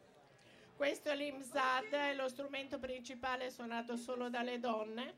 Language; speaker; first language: Italian; non-native, learner; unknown